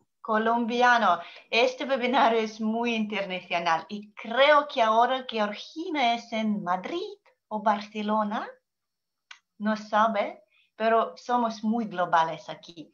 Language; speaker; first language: Spanish; non-native, learner; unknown